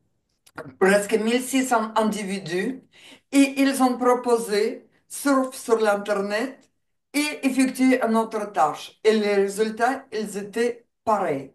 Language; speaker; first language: French; non-native, fluent; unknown